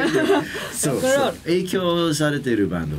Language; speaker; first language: Japanese; non-native, fluent; English